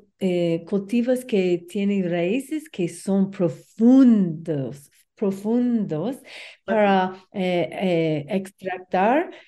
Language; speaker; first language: Spanish; non-native, learner; English